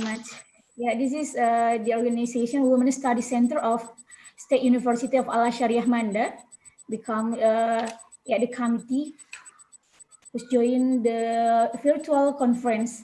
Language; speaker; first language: English; non-native, learner; Indonesian